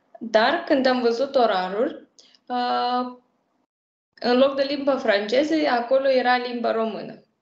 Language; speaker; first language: Romanian; non-native, fluent; Russian